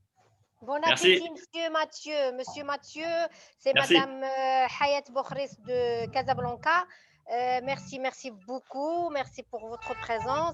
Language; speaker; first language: French; non-native, local second language; Arabic